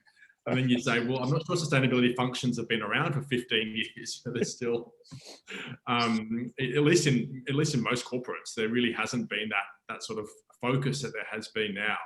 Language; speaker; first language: English; native; English